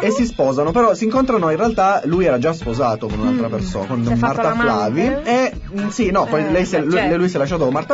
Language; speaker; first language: Italian; native; Italian